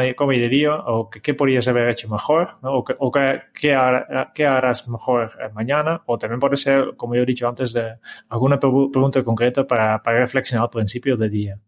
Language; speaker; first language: Spanish; non-native, fluent; Dutch